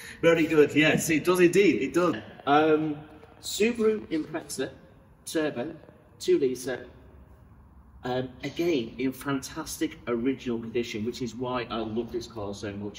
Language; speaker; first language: English; native; English